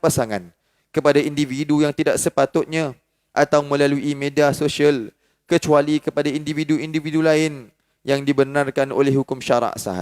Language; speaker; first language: Malay; native; Malay